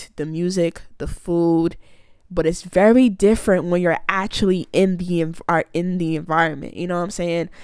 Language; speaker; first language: English; early bilingual, other home language; Akan